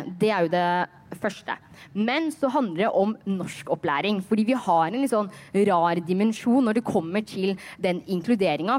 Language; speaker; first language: Norwegian; early bilingual, other home language; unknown